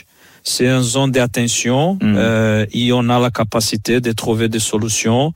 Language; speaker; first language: French; non-native, fluent; Portuguese